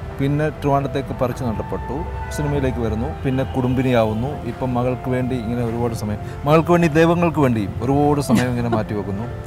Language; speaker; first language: Malayalam; native; Malayalam